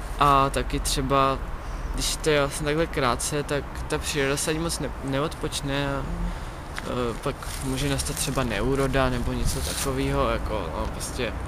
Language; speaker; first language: Czech; native; Czech